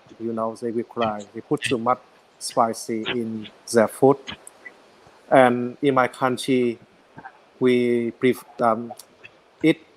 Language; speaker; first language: English; non-native, learner; Vietnamese